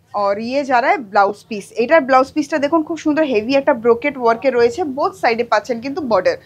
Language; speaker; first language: Hindi; non-native, local second language; Bangla